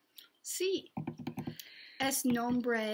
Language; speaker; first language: Spanish; non-native, learner; English